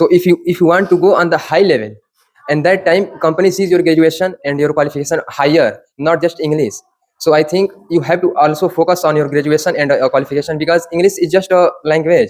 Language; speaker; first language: English; non-native, learner; Hindi